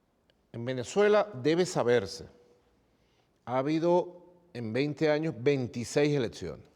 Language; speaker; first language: Spanish; native; Spanish